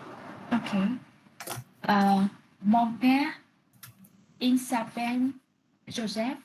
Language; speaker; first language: French; non-native, learner; Vietnamese